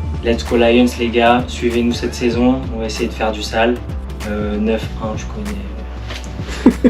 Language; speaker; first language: French; native; French